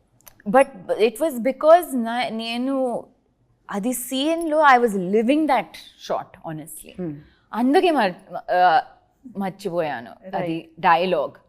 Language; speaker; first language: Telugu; non-native, learner; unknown